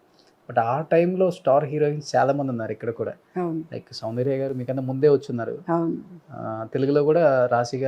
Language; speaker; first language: Telugu; native; Telugu